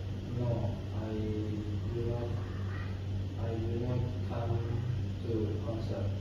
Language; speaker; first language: English; non-native, learner; Indonesian